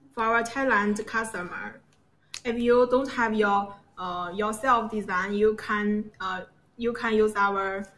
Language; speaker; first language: English; non-native, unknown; Chinese